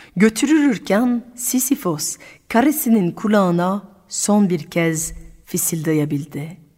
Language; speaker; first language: Turkish; non-native, fluent; French